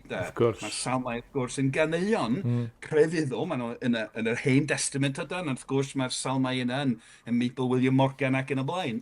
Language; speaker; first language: Welsh; non-native, fluent; English